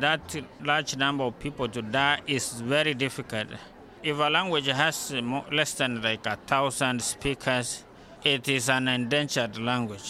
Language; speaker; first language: English; non-native, local second language; Gusii